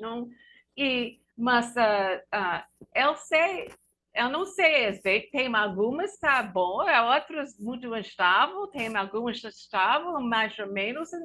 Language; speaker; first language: Portuguese; non-native, learner; English